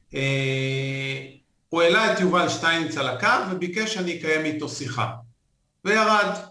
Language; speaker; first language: Hebrew; native; Hebrew